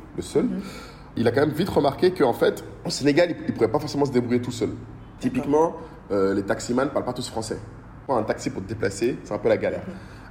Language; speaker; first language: French; non-native, local second language; Bambara